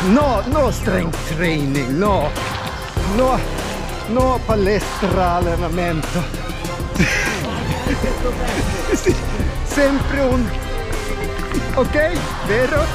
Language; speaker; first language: Italian; non-native, learner; Swedish